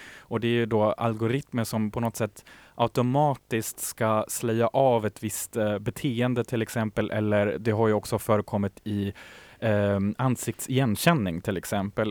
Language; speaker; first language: Swedish; native; Swedish